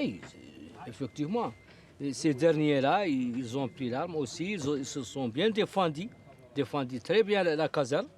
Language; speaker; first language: French; non-native, local second language; Arabic